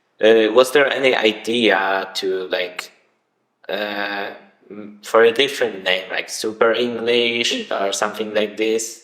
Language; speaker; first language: English; non-native, fluent; Polish